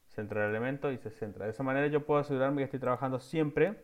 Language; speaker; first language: Spanish; native; Spanish